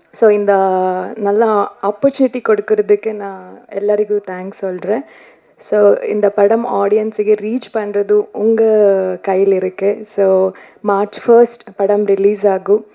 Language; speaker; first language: Tamil; non-native, learner; Kannada